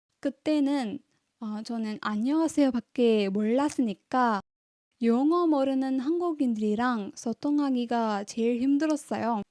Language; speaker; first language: Korean; non-native, fluent; Tamil